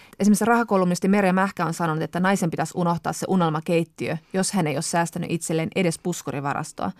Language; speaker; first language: Finnish; native; Finnish